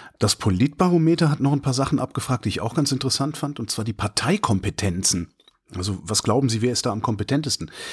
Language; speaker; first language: German; native; German